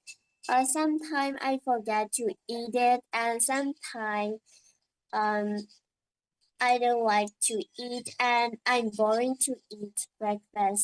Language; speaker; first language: English; non-native, learner; Indonesian